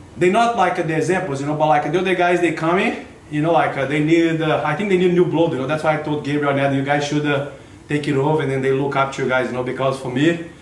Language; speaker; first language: English; non-native, learner; Portuguese